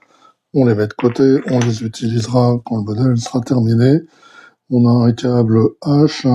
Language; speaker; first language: French; native; French